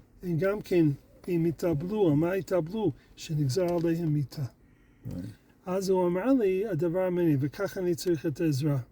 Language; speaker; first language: Hebrew; non-native, fluent; English